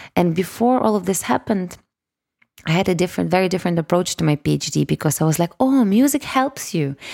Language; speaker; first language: English; non-native, fluent; Russian